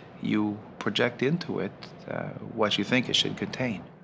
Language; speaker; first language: English; native; English